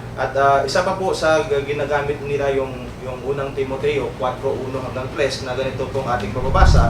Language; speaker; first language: Filipino; native; Filipino